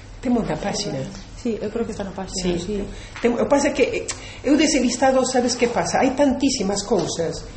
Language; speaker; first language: Galician; non-native, local second language; Spanish